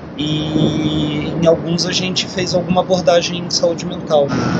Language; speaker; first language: Portuguese; native; Portuguese